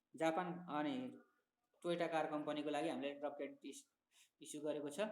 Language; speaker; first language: Nepali; native; Nepali